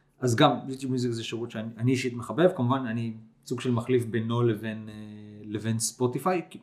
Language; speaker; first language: Hebrew; native; Hebrew